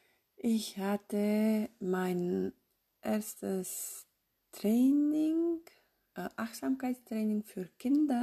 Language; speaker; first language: German; non-native, fluent; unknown